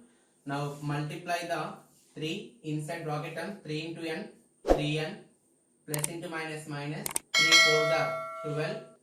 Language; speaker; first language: English; non-native, local second language; Telugu